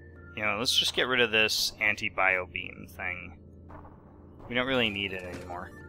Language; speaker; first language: English; native; English